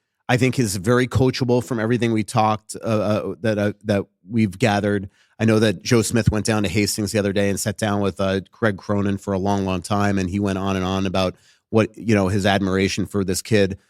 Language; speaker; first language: English; native; English